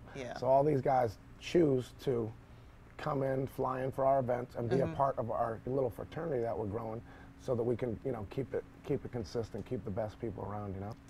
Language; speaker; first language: English; native; English